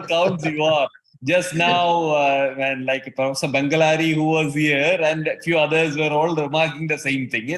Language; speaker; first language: English; non-native, local second language; Malayalam